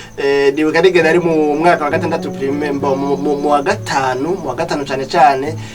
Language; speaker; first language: Rundi; early bilingual, heritage; Rundi